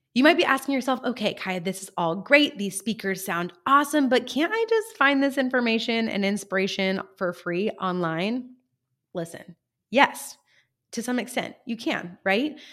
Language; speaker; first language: English; native; English